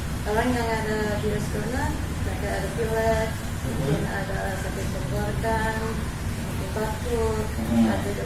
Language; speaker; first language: Indonesian; non-native, fluent; English